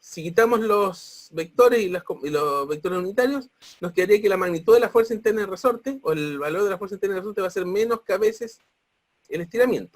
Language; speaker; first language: Spanish; native; Spanish